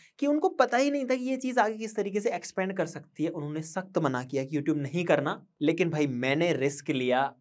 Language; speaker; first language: Hindi; native; Hindi